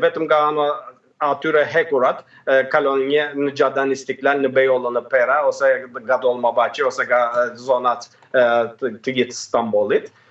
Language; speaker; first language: Albanian; early bilingual, heritage; Albanian